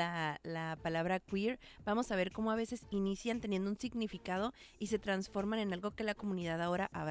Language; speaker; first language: Spanish; native; Spanish